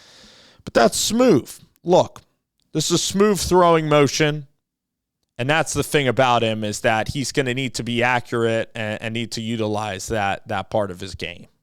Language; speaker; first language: English; native; English